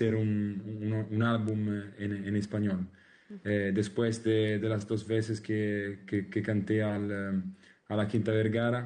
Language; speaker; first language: Spanish; non-native, learner; Italian